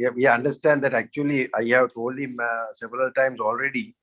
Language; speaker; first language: English; non-native, local second language; Sinhala